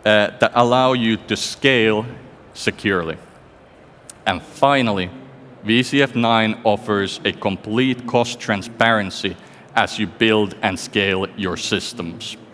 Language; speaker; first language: English; non-native, fluent; Finnish